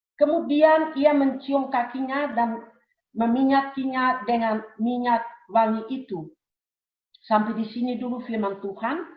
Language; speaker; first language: Indonesian; early bilingual, heritage; Indonesian